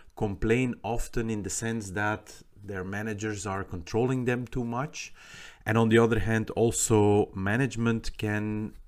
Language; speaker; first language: English; non-native, fluent; Dutch